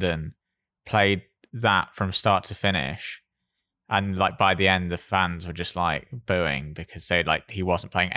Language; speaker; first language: English; native; English